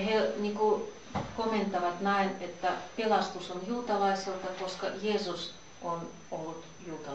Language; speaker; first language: Finnish; non-native, learner; Russian